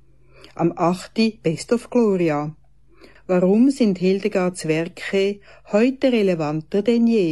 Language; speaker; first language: German; native; German